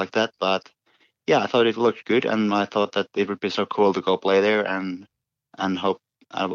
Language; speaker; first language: English; non-native, fluent; Finnish